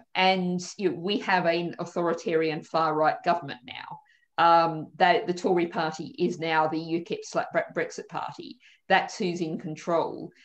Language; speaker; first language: English; native; English